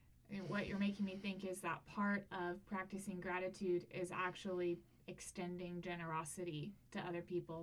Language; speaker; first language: English; native; English